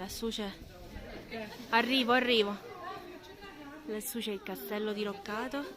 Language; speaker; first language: Italian; native; Italian